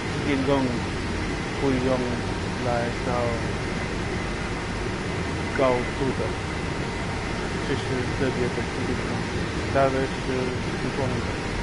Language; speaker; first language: Chinese; non-native, learner; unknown